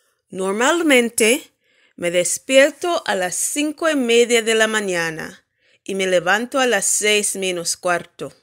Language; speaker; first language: Spanish; non-native, fluent; English